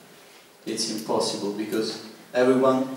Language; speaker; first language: English; non-native, learner; Italian